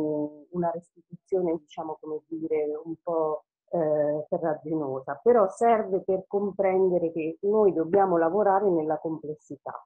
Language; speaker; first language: Italian; native; Italian